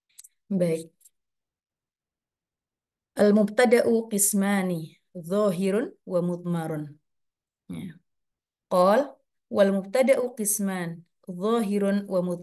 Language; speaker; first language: Arabic; non-native, fluent; Indonesian